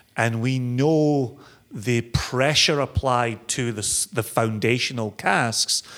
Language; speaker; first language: English; native; English